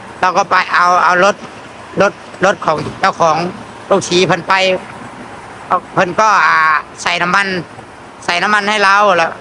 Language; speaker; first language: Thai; non-native, local second language; Lao